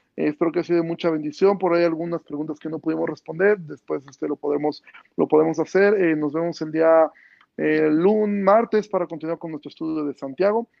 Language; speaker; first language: Spanish; native; Spanish